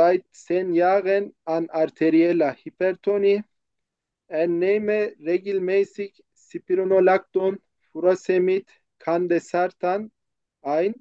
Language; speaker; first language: German; non-native, learner; Turkish